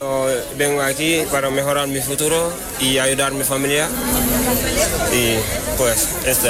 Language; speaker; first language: Spanish; non-native, learner; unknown